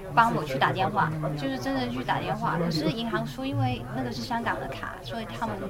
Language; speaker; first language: Chinese; native; Chinese